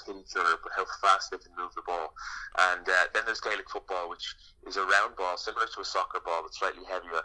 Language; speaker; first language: English; native; English